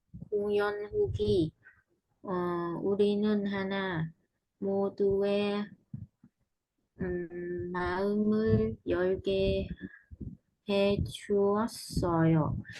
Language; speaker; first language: Korean; non-native, learner; Vietnamese